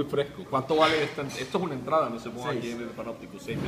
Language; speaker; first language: Spanish; native; Spanish